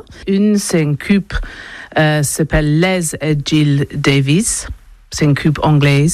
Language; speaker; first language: French; non-native, learner; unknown